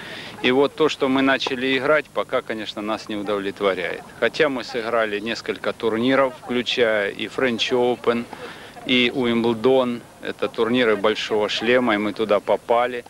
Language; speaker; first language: Russian; native; Russian